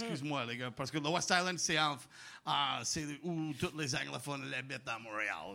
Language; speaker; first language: French; native; French